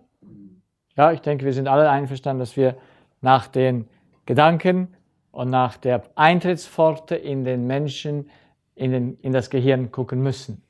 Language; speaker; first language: German; native; German